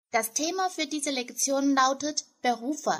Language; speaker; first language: German; non-native, fluent; Chinese